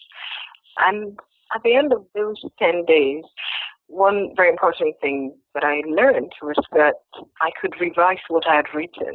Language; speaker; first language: English; non-native, local second language; Yoruba